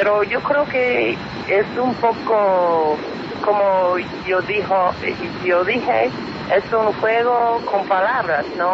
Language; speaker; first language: Spanish; non-native, fluent; English